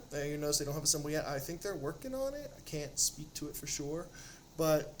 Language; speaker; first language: English; native; English